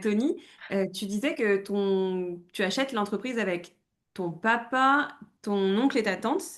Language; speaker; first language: French; native; French